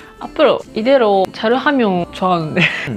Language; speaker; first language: Korean; non-native, fluent; Japanese